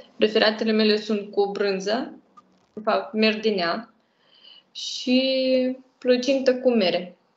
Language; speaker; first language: Romanian; non-native, fluent; Russian